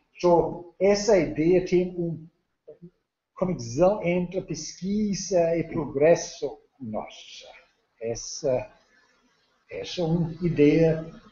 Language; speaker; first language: Portuguese; non-native, learner; Danish